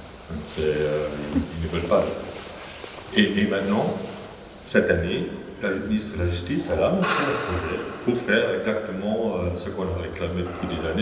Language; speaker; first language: French; native; French